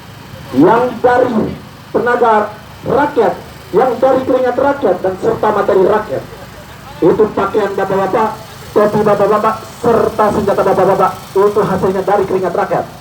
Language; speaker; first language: Indonesian; native; Indonesian